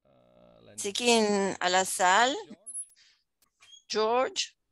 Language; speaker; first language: French; non-native, fluent; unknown